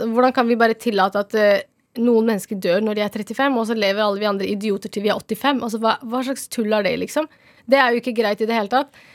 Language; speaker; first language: Norwegian; early bilingual, other home language; Somali